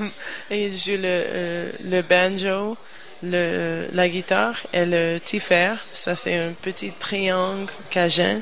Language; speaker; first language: French; non-native, learner; English